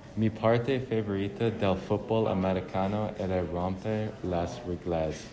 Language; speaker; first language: Spanish; non-native, learner; English